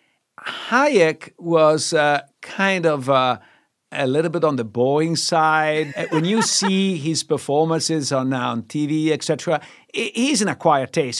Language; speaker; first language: English; non-native, fluent; Italian